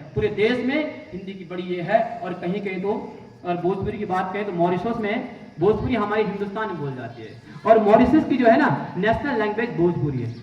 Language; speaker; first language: Hindi; native; Hindi